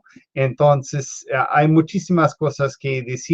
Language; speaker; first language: Spanish; non-native, fluent; English